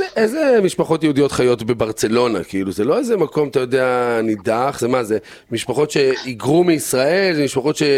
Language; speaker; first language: Hebrew; native; Hebrew